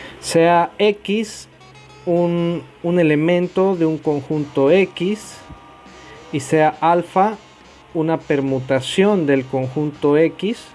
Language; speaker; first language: Spanish; native; Spanish